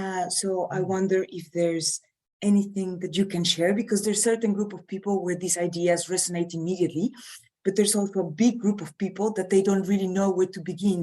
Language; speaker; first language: English; non-native, fluent; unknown